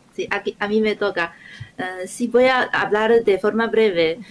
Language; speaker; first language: Spanish; non-native, fluent; Chinese